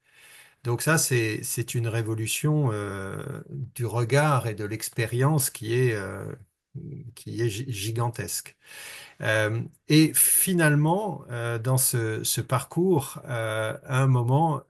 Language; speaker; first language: French; native; French